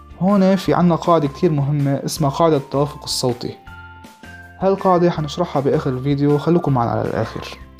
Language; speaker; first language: Arabic; native; Arabic